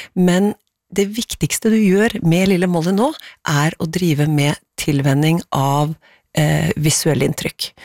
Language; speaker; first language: Norwegian; native; Norwegian